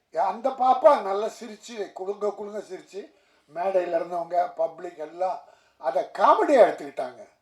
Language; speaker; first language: Tamil; native; Tamil